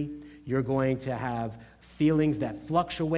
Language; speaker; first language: English; native; English